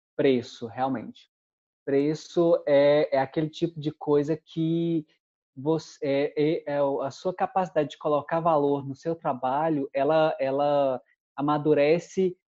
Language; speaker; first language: Portuguese; native; Portuguese